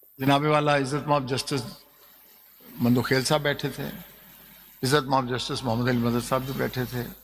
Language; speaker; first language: Urdu; non-native, local second language; Punjabi